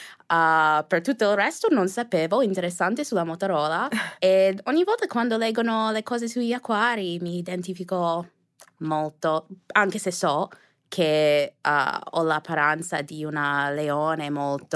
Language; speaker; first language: Italian; non-native, fluent; English